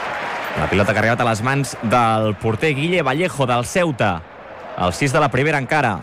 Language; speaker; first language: Catalan; native; Catalan